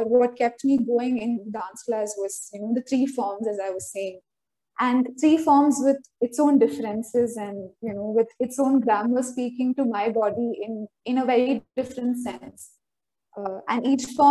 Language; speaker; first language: English; non-native, local second language; Malayalam